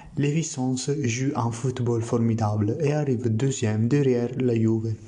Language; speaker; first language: French; non-native, learner; Italian